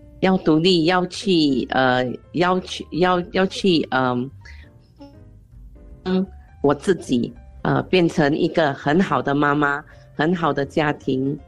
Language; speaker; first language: Chinese; non-native, local second language; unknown